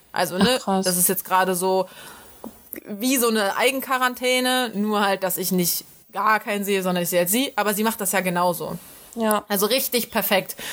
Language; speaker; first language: German; native; German